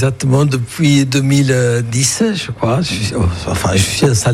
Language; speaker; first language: French; non-native, fluent; Italian